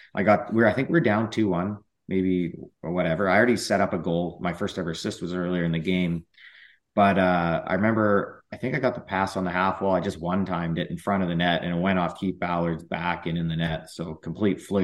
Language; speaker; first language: English; native; English